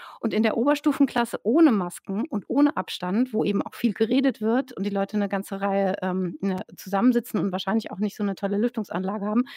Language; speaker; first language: German; native; German